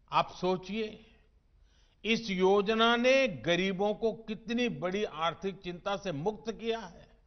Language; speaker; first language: Hindi; non-native, local second language; Gujarati